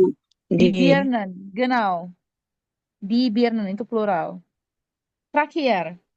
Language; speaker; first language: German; non-native, learner; Indonesian